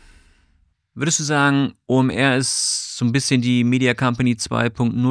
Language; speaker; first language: German; native; German